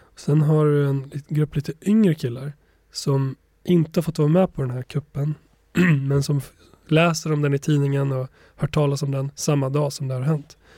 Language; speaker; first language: Swedish; early bilingual, other home language; Albanian